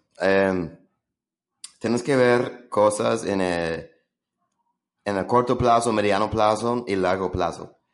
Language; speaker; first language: Spanish; non-native, fluent; English